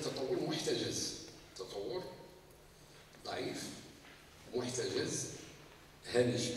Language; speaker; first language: Arabic; native; Arabic